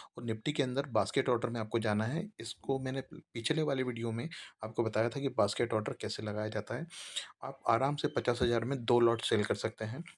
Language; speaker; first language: Hindi; native; Hindi